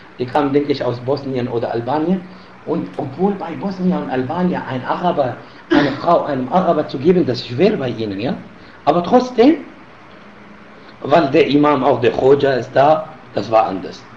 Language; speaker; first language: German; non-native, fluent; Arabic